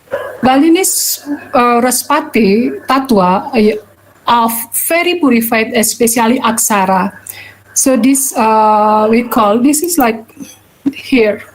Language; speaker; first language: English; non-native, learner; Balinese